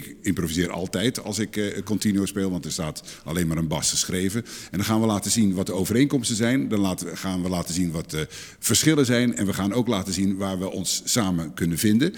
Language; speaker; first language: Dutch; native; Dutch